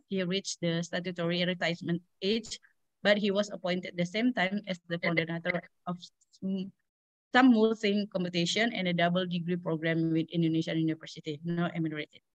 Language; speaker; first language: English; non-native, learner; Indonesian